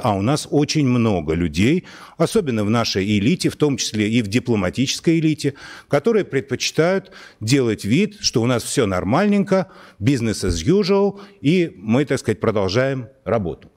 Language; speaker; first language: Russian; native; Russian